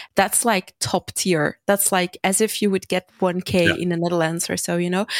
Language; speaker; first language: English; non-native, fluent; Dutch